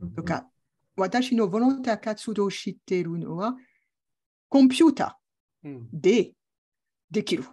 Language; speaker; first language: Japanese; non-native, learner; French